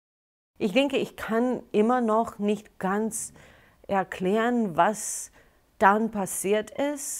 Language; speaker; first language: German; non-native, fluent; Russian